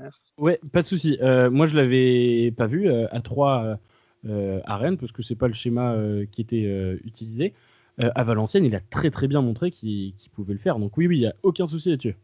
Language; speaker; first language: French; native; French